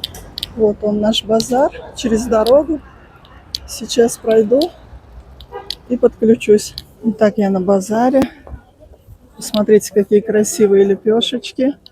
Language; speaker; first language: Russian; native; Russian